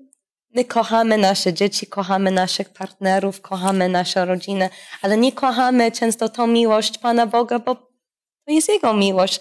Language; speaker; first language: Polish; non-native, fluent; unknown